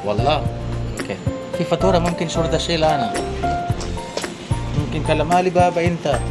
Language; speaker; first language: Arabic; non-native, learner; Filipino